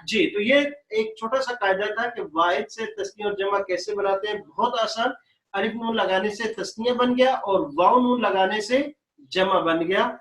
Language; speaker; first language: Urdu; native; Urdu